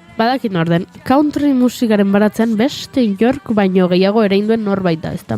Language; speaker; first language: Basque; native; Basque